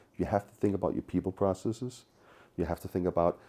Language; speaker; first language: English; non-native, fluent; Danish